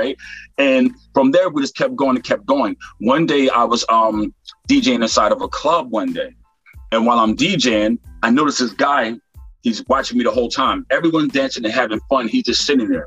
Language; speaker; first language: English; native; English